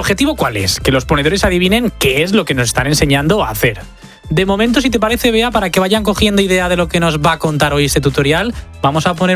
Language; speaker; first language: Spanish; native; Spanish